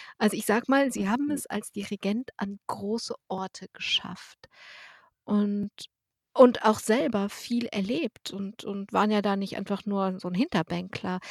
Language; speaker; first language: German; native; German